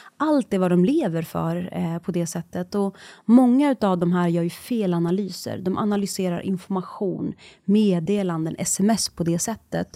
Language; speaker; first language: Swedish; early bilingual, other home language; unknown